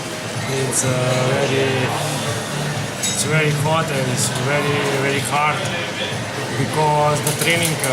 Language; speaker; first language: English; non-native, learner; Slovenian